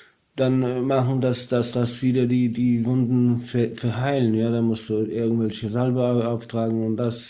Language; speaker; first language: German; non-native, learner; Polish